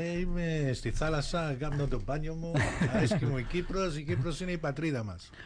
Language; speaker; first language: Greek; early bilingual, heritage; Greek